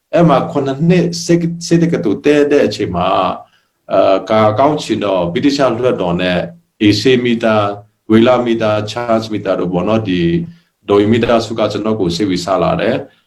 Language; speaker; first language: Burmese; non-native, local second language; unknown